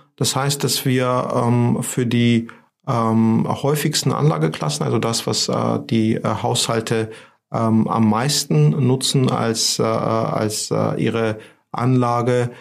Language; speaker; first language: German; non-native, fluent; Georgian